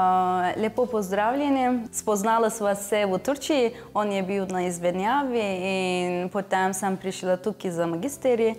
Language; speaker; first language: Slovenian; non-native, fluent; Turkish